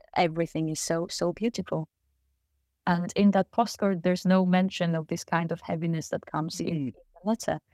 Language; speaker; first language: English; non-native, fluent; Greek